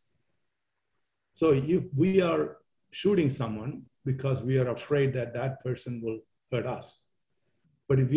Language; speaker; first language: English; non-native, local second language; Malayalam